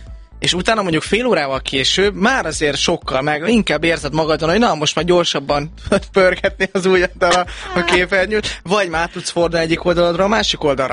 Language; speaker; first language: Hungarian; native; Hungarian